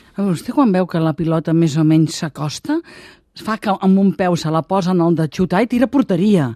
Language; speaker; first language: Catalan; native; Catalan